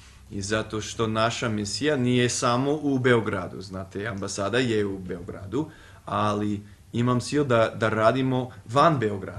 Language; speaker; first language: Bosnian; non-native, fluent; English